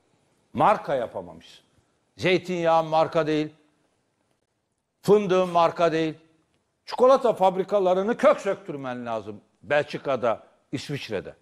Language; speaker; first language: Turkish; native; Turkish